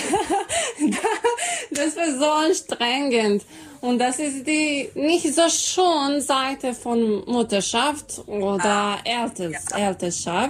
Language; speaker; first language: German; non-native, learner; Serbian